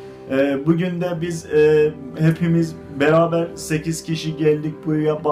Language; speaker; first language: Turkish; non-native, learner; Azerbaijani